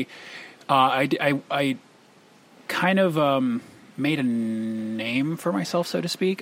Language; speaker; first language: English; early bilingual, other home language; Spanish